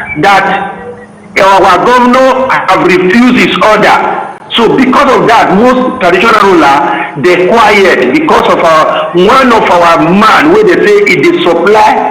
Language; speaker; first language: Nigerian Pidgin; non-native, local second language; Bini